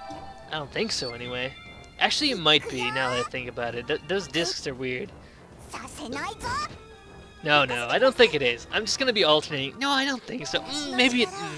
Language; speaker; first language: English; native; English